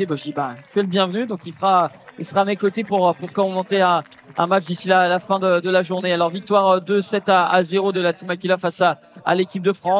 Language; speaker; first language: French; native; French